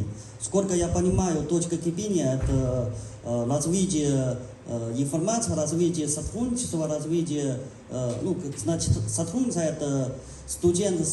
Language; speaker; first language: Russian; non-native, learner; Chinese